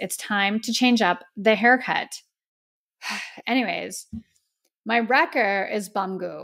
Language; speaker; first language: English; native; English